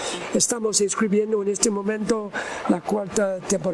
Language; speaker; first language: Spanish; non-native, learner; English